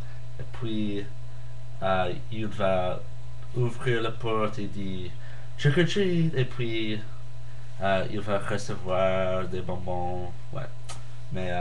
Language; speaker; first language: French; non-native, learner; English